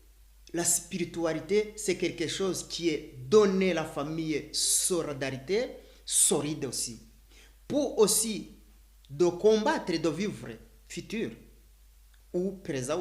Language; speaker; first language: French; non-native, learner; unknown